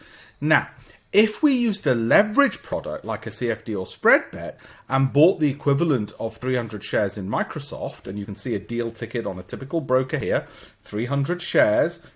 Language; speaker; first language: English; native; English